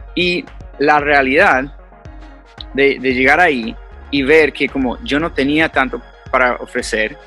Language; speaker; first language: Spanish; non-native, fluent; English